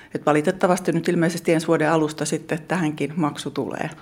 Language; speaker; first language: Finnish; native; Finnish